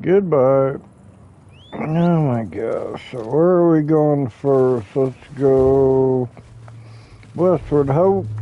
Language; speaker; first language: English; native; English